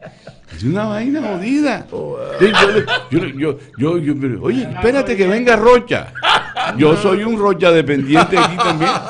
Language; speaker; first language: Spanish; native; Spanish